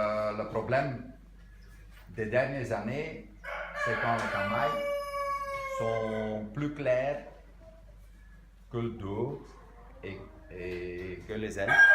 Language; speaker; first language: French; non-native, local second language; Dutch